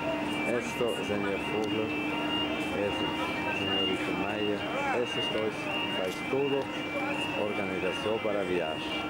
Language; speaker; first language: Portuguese; non-native, learner; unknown